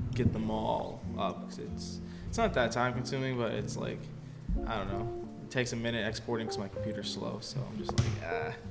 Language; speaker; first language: English; native; English